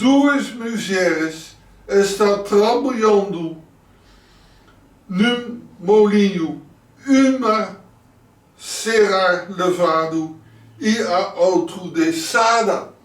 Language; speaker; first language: Portuguese; non-native, learner; Dutch